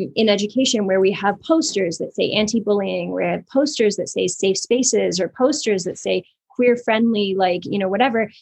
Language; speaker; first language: English; native; English